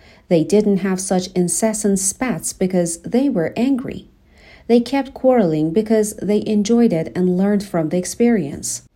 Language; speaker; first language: English; non-native, fluent; Persian